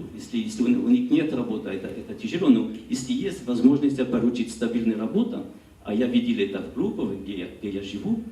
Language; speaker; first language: Russian; non-native, learner; French